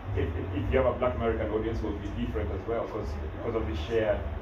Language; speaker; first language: English; non-native, local second language; Kikuyu